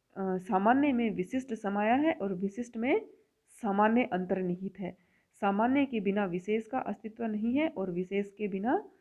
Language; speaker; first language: Hindi; native; Hindi